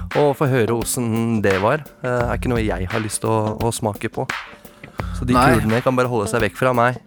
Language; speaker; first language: Norwegian; native; Norwegian